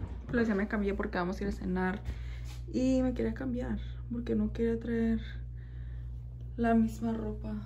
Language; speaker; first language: Spanish; early bilingual, heritage; Spanish